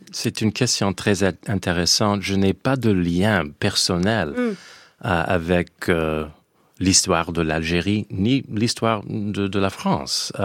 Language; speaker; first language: French; non-native, fluent; English